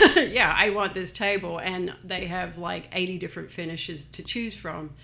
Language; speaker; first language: English; native; English